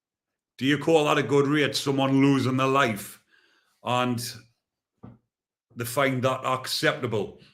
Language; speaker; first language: English; native; English